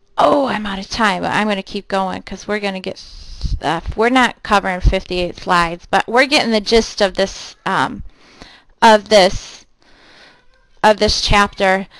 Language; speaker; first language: English; native; English